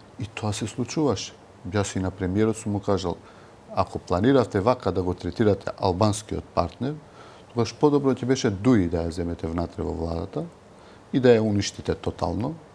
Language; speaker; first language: Macedonian; non-native, local second language; Albanian